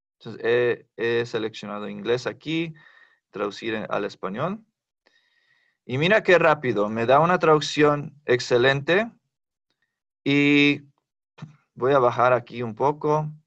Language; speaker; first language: Spanish; non-native, fluent; English